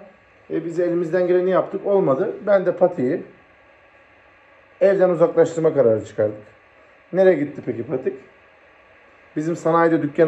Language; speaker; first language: Turkish; native; Turkish